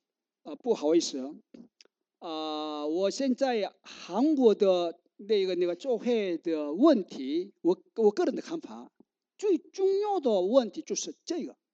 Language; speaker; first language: Chinese; non-native, learner; Korean